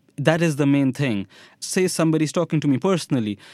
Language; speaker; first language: English; non-native, local second language; Hindi